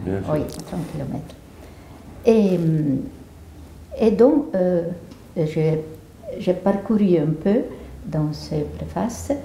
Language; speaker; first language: French; non-native, fluent; Italian